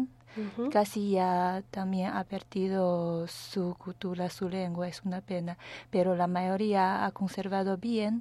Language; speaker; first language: Spanish; non-native, fluent; Chinese